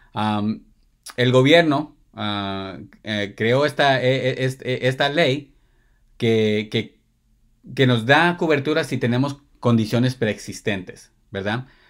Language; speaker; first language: Spanish; early bilingual, heritage; Spanish